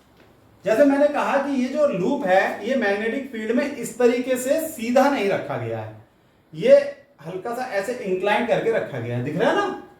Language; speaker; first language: Hindi; native; Hindi